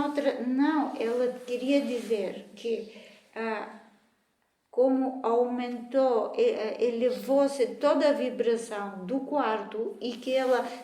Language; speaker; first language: Portuguese; non-native, fluent; Bulgarian